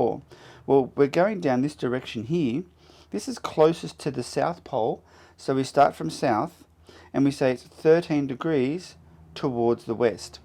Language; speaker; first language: English; native; English